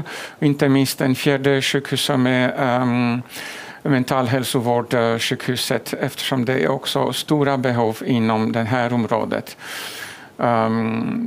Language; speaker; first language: Swedish; non-native, fluent; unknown